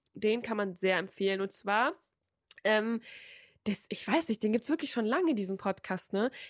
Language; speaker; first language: German; native; German